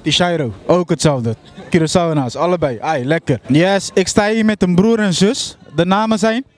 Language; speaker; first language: Dutch; native; Dutch